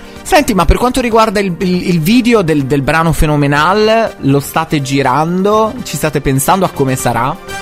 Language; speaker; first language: Italian; native; Italian